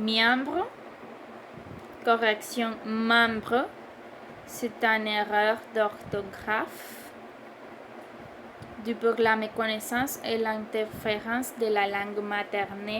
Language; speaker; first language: French; non-native, learner; Spanish